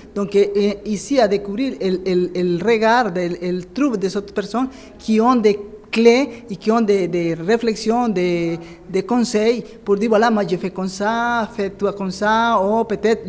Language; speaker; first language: French; non-native, fluent; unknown